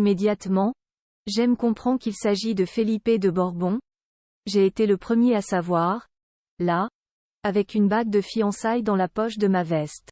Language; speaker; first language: French; native; French